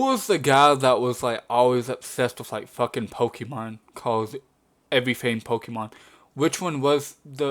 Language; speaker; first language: English; native; English